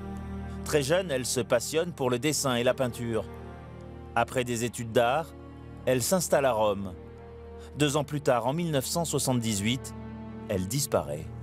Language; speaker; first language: French; native; French